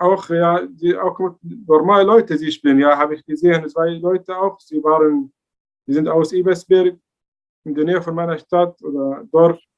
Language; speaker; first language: German; non-native, learner; Arabic